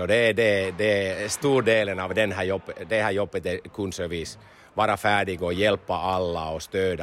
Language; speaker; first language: Swedish; non-native, learner; Finnish